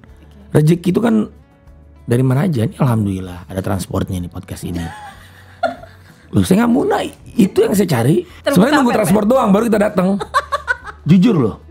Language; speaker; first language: Indonesian; native; Indonesian